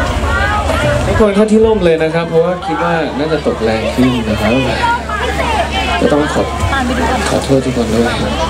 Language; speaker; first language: Thai; native; Thai